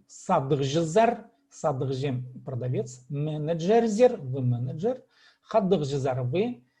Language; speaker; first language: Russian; native; Russian